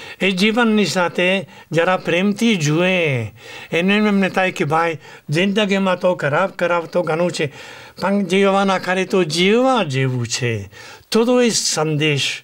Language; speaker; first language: Gujarati; non-native, fluent; Spanish